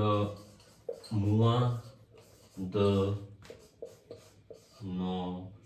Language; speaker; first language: French; non-native, learner; Hindi